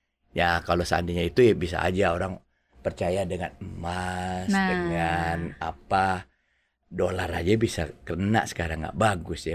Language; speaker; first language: Indonesian; native; Indonesian